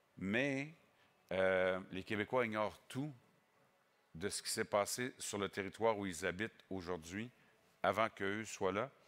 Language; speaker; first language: French; native; French